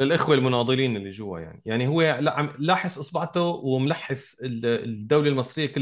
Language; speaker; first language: Arabic; native; Arabic